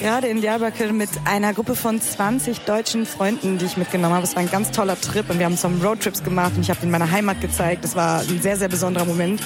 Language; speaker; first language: German; early bilingual, other home language; Kurdish